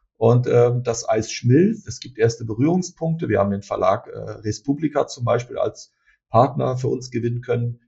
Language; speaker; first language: German; early bilingual, other home language; Turkish